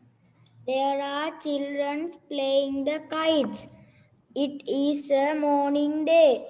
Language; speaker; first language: English; non-native, learner; Sinhala